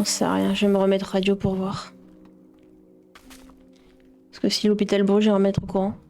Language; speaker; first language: French; native; French